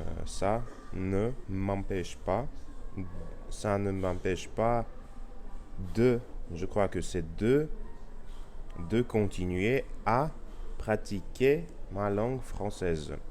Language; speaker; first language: French; non-native, learner; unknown